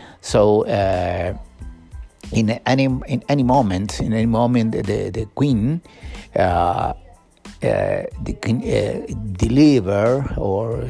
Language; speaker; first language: English; non-native, learner; Spanish